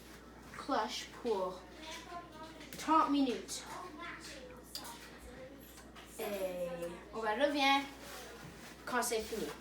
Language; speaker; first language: French; non-native, learner; English